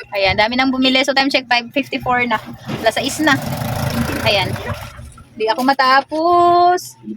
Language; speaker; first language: Filipino; non-native, local second language; Waray